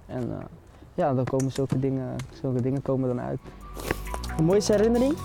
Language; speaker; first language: Dutch; native; Dutch